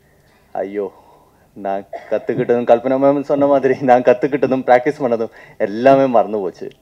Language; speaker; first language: Tamil; non-native, learner; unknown